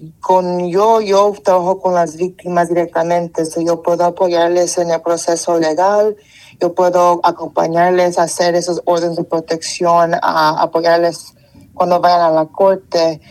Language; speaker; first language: Spanish; early bilingual, heritage; Spanish